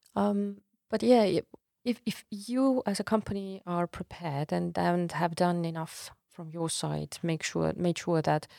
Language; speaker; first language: English; non-native, fluent; Estonian